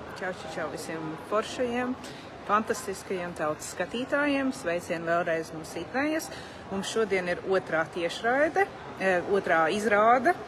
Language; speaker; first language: Latvian; early bilingual, heritage; Latvian